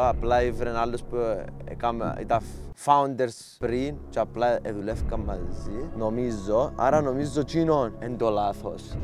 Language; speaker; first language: Greek; native; Greek